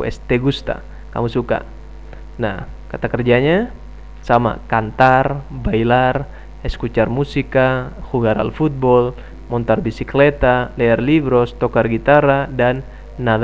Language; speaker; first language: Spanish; non-native, fluent; Indonesian